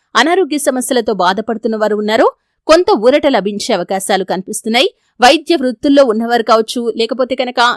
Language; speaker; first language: Telugu; native; Telugu